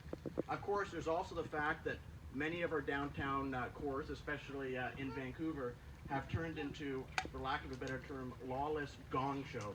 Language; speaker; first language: English; native; English